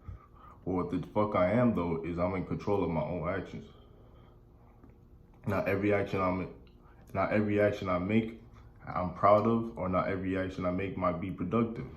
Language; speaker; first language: English; native; English